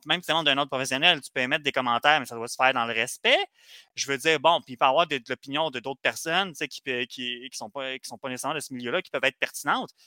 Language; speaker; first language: French; native; French